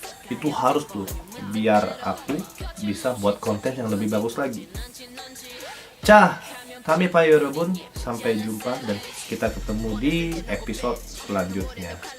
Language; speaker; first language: Indonesian; native; Indonesian